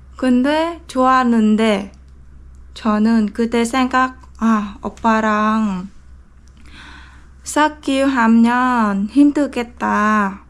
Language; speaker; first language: Korean; non-native, learner; Vietnamese